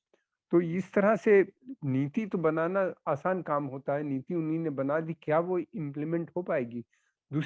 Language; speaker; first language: Hindi; native; Hindi